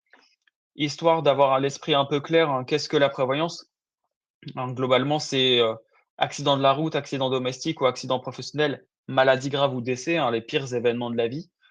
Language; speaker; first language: French; native; French